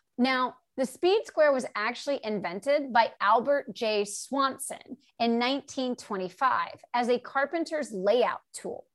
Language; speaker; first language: English; native; English